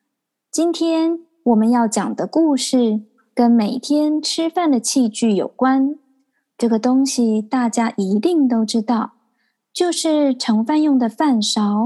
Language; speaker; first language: Chinese; native; Chinese